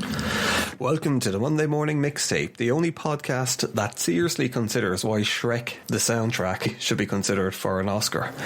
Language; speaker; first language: English; native; English